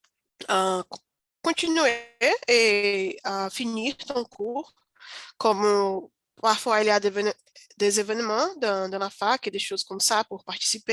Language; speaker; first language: French; non-native, learner; Portuguese